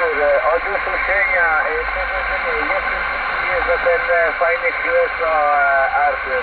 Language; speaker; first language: Polish; non-native, learner; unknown